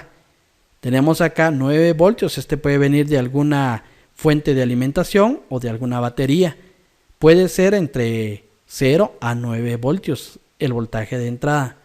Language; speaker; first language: Spanish; native; Spanish